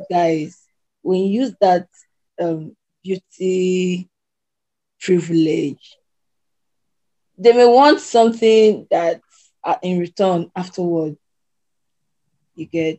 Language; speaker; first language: English; non-native, local second language; Igbo